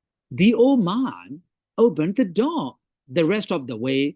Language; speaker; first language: English; non-native, fluent; Burmese